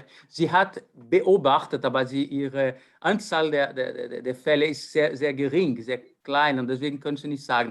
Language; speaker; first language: German; non-native, fluent; Portuguese